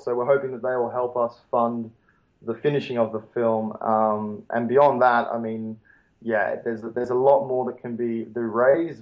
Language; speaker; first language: English; native; English